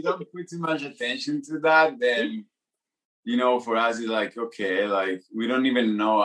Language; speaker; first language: English; non-native, fluent; Spanish